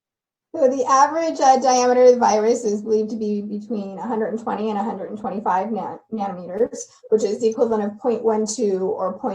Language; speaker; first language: English; native; English